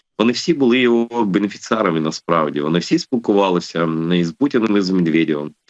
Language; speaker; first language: Ukrainian; non-native, local second language; Russian